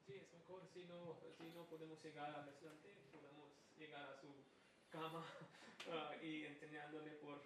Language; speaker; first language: Spanish; non-native, fluent; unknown